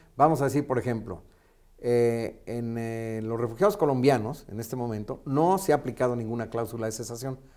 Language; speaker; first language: Spanish; native; Spanish